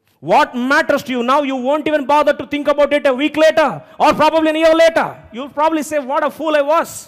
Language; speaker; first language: English; non-native, local second language; Telugu